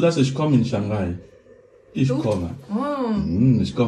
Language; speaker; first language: German; non-native, learner; Lingala